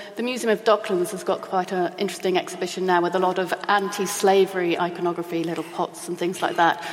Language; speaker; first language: English; native; English